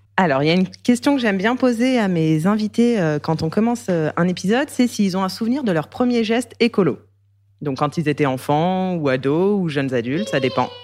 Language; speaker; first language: French; native; French